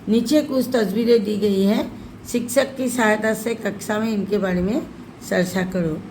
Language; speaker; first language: Hindi; non-native, local second language; Assamese